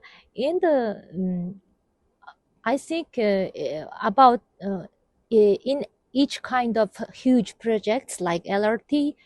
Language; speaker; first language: English; non-native, fluent; Kazakh